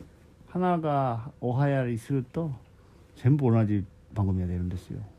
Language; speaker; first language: Japanese; non-native, local second language; Korean